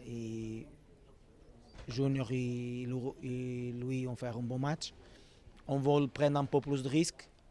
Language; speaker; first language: French; non-native, learner; Portuguese